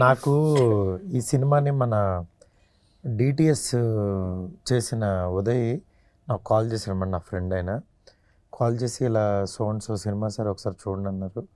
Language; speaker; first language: Telugu; native; Telugu